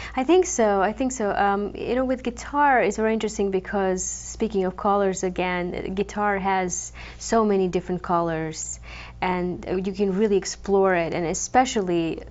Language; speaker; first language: English; non-native, fluent; Croatian